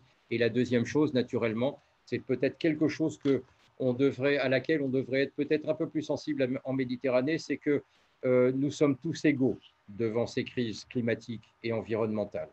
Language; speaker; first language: French; native; French